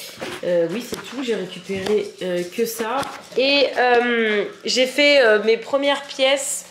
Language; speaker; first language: French; native; French